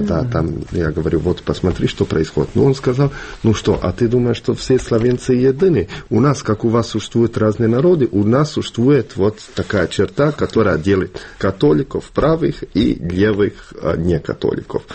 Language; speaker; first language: Russian; non-native, fluent; Bosnian